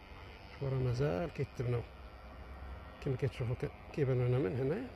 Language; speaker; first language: Arabic; native; Arabic